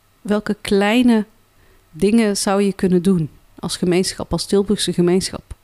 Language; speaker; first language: Dutch; early bilingual, other home language; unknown